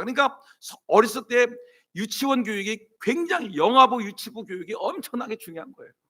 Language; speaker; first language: Korean; native; Korean